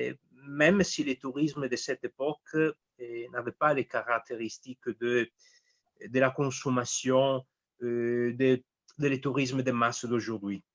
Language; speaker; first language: French; non-native, fluent; Italian